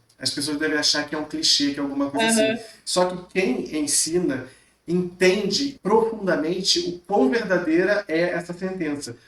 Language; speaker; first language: Portuguese; native; Portuguese